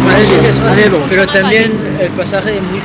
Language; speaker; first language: Spanish; non-native, fluent; French